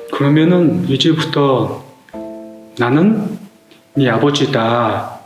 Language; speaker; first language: Korean; non-native, learner; Mongolian